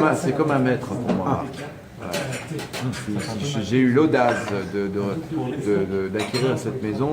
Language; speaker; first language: French; native; French